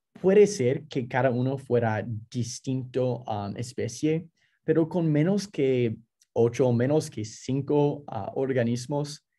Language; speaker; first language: Spanish; non-native, fluent; English